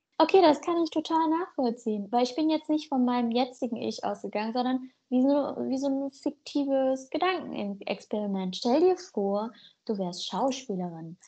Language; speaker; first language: German; native; German